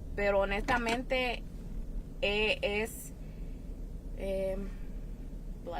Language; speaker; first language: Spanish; early bilingual, heritage; Spanish